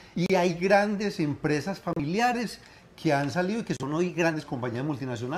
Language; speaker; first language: Spanish; native; Spanish